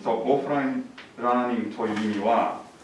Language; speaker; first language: Japanese; non-native, learner; English